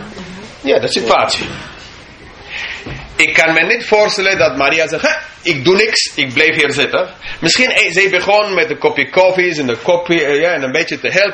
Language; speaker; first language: Dutch; non-native, fluent; English